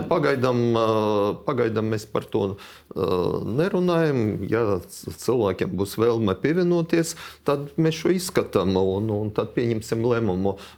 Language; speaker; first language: Latvian; non-native, local second language; Russian